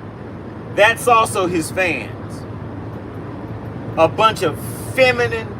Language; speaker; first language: English; native; English